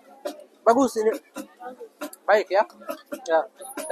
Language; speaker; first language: Indonesian; non-native, learner; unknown